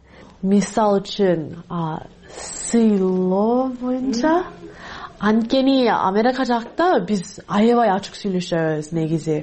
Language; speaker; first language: Kyrgyz; non-native, learner; English